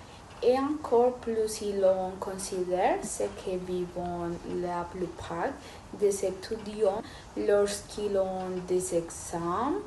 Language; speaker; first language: French; non-native, fluent; Spanish